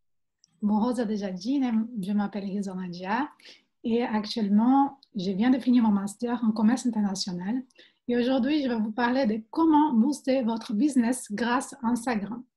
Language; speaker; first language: French; non-native, fluent; Portuguese